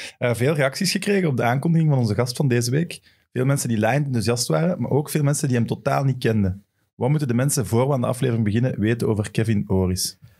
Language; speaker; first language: Dutch; native; Dutch